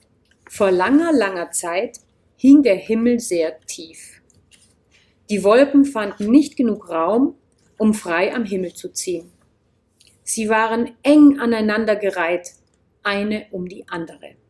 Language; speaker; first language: German; native; German